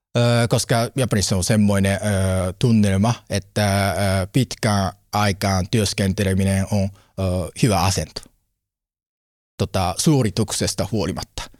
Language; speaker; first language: Finnish; non-native, learner; Japanese